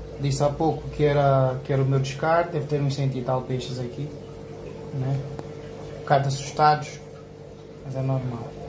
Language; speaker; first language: Portuguese; native; Portuguese